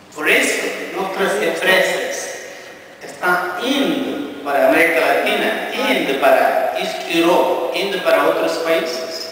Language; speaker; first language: Spanish; non-native, fluent; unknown